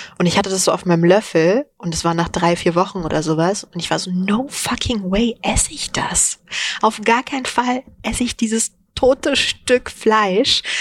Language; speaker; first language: German; early bilingual, other home language; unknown